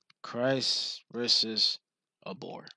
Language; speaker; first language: English; native; English